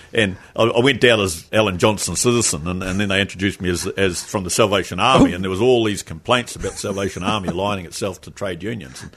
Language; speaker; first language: English; native; English